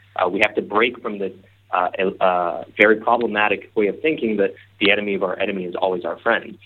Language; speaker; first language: English; non-native, local second language; Cantonese